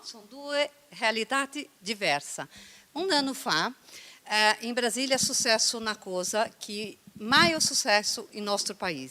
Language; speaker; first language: Italian; non-native, learner; Portuguese